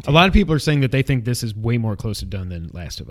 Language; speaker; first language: English; native; English